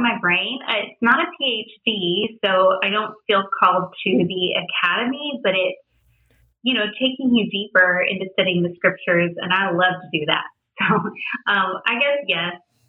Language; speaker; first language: English; native; English